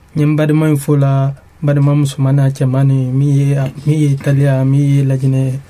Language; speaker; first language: Italian; non-native, learner; Mandingo